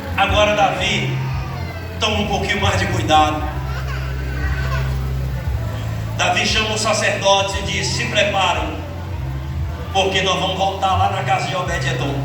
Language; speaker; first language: Portuguese; native; Portuguese